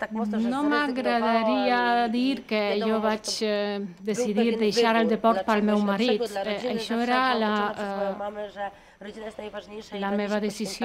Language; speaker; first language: Catalan; non-native, learner; Polish